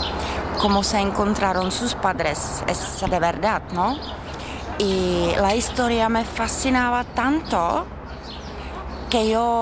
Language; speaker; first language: Spanish; non-native, fluent; Czech